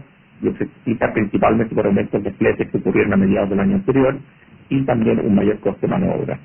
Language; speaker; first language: Spanish; native; Spanish